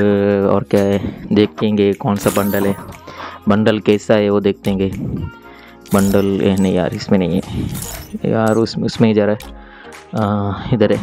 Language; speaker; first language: Hindi; non-native, local second language; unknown